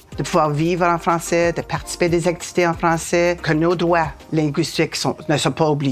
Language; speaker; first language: French; native; French